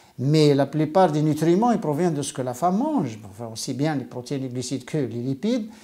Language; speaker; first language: French; non-native, local second language; Arabic